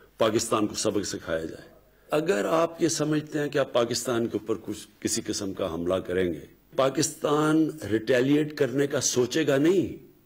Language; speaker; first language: Urdu; native; Urdu